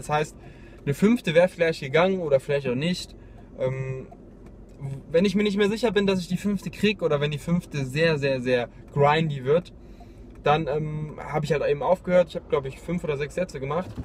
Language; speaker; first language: German; native; German